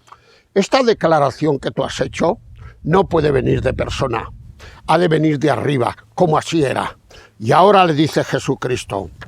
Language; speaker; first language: Spanish; native; Spanish